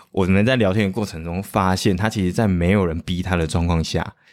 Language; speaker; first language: Chinese; native; Chinese